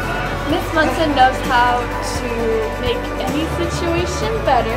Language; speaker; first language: English; native; English